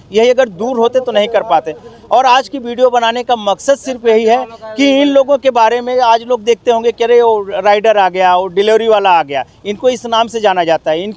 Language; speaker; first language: Hindi; native; Hindi